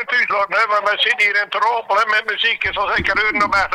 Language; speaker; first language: Dutch; native; Dutch